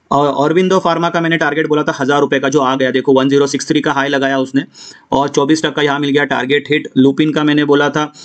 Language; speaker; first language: Hindi; non-native, local second language; Marathi